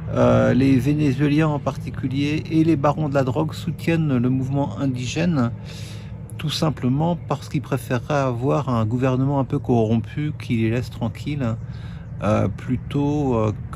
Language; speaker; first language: French; native; French